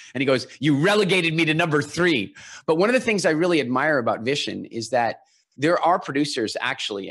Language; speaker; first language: English; native; English